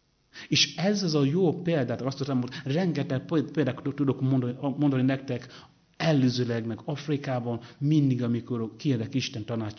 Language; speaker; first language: Hungarian; non-native, learner; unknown